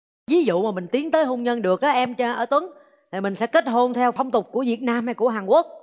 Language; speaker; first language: Vietnamese; native; Vietnamese